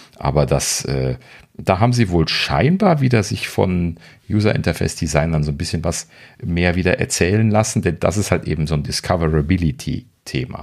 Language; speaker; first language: German; native; German